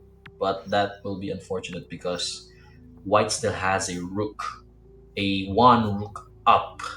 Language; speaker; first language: English; non-native, local second language; Filipino